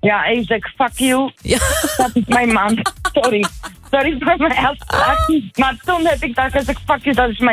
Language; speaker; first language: Dutch; non-native, learner; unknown